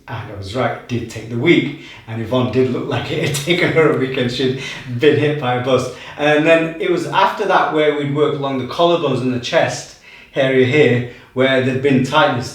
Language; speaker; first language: English; native; English